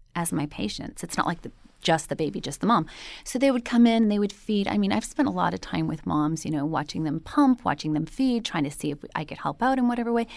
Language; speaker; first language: English; native; English